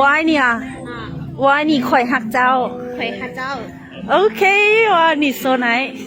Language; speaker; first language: Chinese; non-native, fluent; Lao